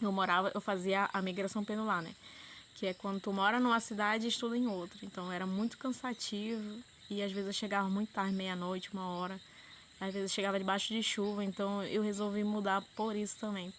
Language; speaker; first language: Portuguese; native; Portuguese